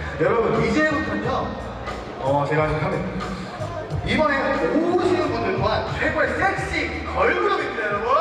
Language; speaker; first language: Korean; native; Korean